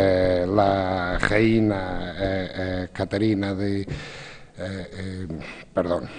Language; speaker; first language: Spanish; non-native, fluent; Portuguese